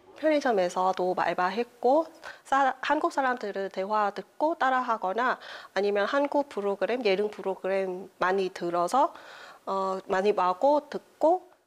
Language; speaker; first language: Korean; non-native, fluent; Vietnamese